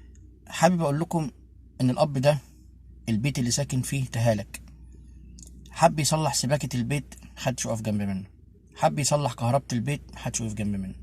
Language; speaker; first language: Arabic; native; Arabic